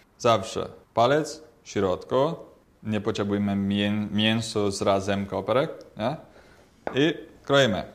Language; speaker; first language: Polish; non-native, learner; Portuguese